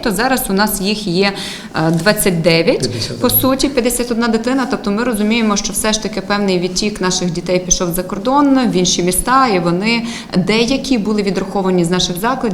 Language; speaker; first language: Ukrainian; native; Ukrainian